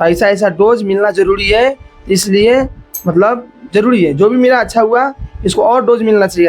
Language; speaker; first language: Hindi; native; Hindi